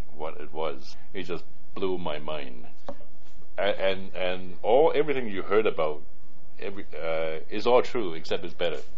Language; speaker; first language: English; early bilingual, other home language; Cantonese